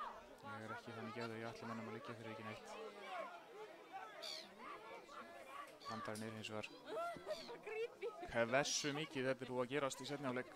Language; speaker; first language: Icelandic; native; Icelandic